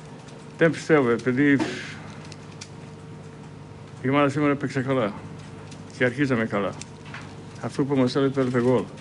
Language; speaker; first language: Greek; non-native, fluent; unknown